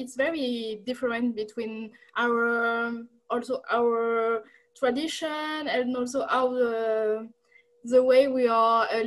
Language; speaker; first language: English; non-native, learner; French